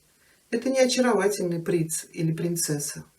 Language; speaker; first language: Russian; native; Russian